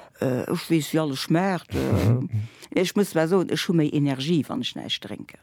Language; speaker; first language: Luxembourgish; early bilingual, other home language; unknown